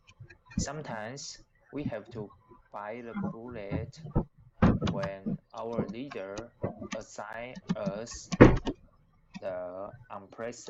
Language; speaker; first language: English; non-native, learner; Chinese